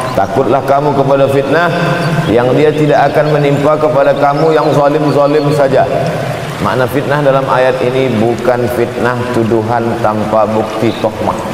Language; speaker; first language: Malay; native; Malay